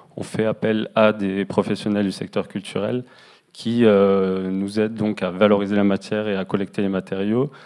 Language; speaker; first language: French; native; French